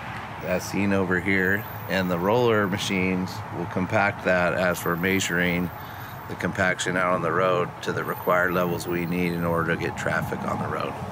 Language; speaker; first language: English; native; English